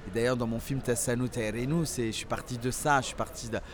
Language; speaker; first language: French; early bilingual, other home language; Central Atlas Tamazight